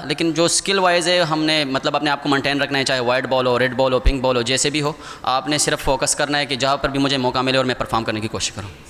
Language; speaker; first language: Urdu; non-native, local second language; Pashto